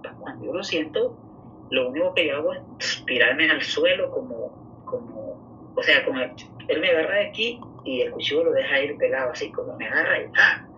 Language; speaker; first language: Spanish; native; Spanish